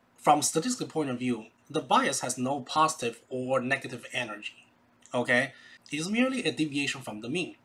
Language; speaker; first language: English; non-native, fluent; Chinese